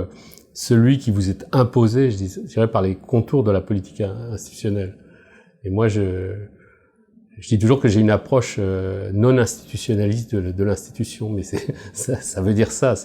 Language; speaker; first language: French; native; French